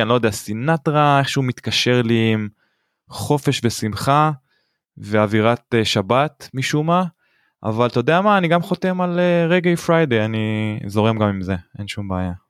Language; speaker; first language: Hebrew; native; Hebrew